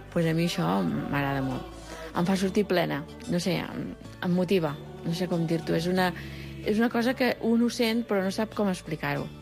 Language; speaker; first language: Catalan; early bilingual, other home language; Spanish